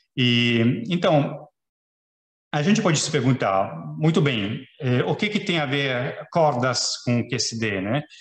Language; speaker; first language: Portuguese; non-native, fluent; Italian